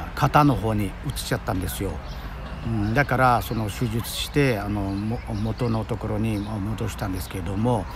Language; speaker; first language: Japanese; non-native, fluent; Chinese